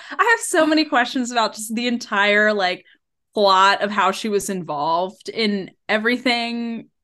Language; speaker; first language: English; native; English